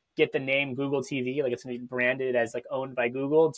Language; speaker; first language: English; native; English